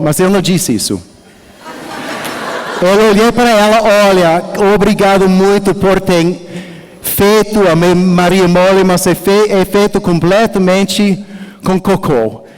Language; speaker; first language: Portuguese; non-native, learner; English